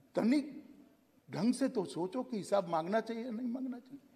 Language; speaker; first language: Hindi; non-native, local second language; Gujarati